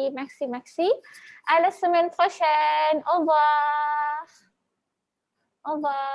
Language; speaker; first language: French; non-native, fluent; Malay